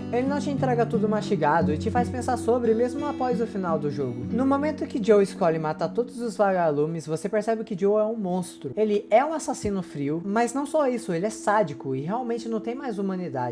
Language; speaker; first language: Portuguese; native; Portuguese